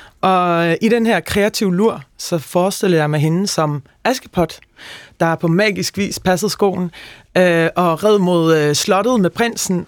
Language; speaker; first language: Danish; early bilingual, heritage; Norwegian